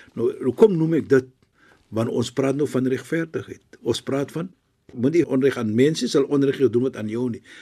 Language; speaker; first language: Afrikaans; non-native, fluent; Arabic